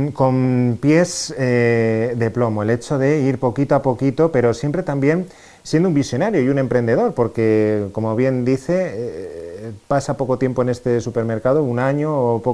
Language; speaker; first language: Spanish; native; Spanish